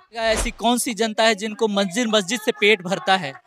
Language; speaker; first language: Hindi; native; Hindi